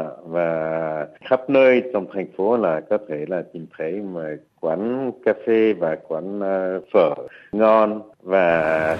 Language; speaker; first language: Vietnamese; non-native, fluent; French